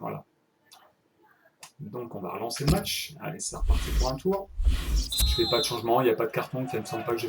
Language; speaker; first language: French; native; French